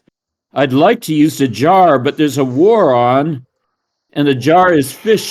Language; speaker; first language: English; native; English